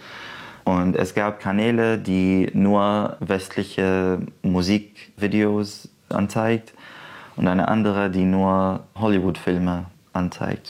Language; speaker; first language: German; non-native, fluent; Arabic